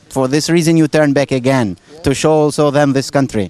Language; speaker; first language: English; non-native, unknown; Albanian